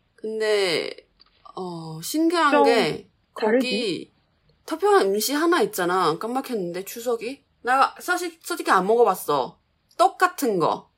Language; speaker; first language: Korean; non-native, fluent; Chinese